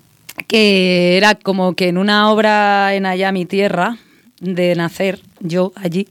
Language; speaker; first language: Spanish; native; Spanish